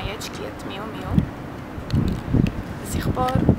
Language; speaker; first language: Russian; early bilingual, heritage; Russian